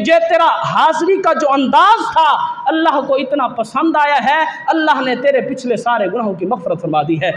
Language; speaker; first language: Urdu; native; Urdu